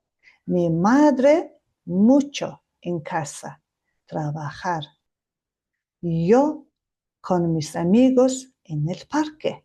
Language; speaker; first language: Spanish; non-native, fluent; Mongolian